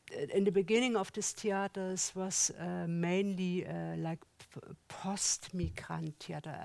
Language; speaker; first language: English; non-native, learner; German